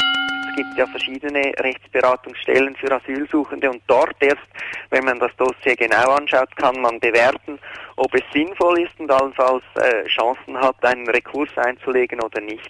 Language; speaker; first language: German; native; German